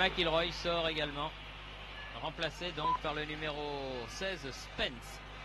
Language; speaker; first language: French; native; French